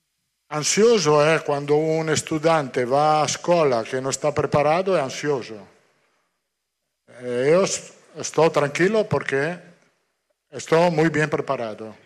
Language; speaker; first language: Portuguese; non-native, fluent; Italian